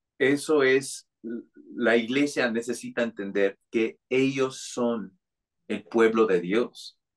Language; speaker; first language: Spanish; non-native, fluent; English